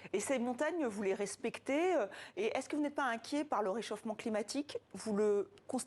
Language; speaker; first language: French; native; French